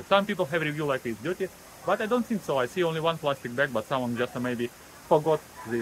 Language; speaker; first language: English; non-native, learner; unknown